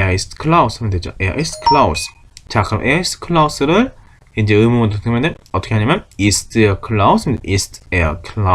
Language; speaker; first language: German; non-native, fluent; Korean